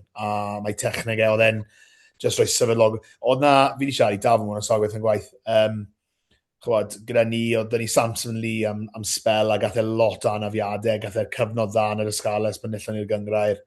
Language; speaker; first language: Welsh; native; Welsh